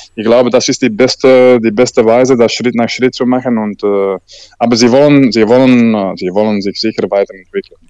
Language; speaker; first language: German; non-native, learner; Dutch